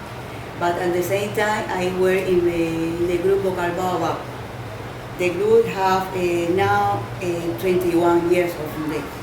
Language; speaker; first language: English; non-native, learner; Spanish